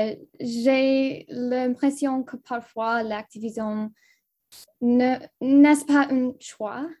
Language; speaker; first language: French; non-native, local second language; English